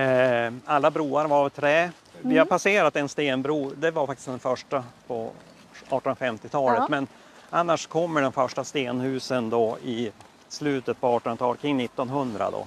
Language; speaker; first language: Swedish; native; Swedish